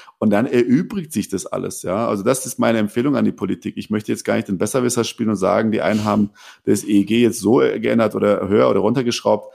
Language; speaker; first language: German; early bilingual, other home language; Persian